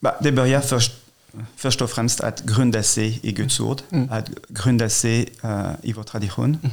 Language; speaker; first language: Swedish; non-native, fluent; French